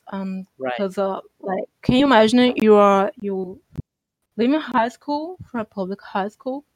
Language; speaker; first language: English; non-native, fluent; Portuguese